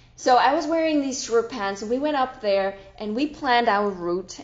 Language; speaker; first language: English; non-native, fluent; German